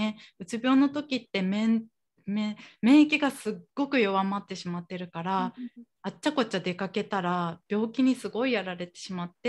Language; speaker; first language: Japanese; native; Japanese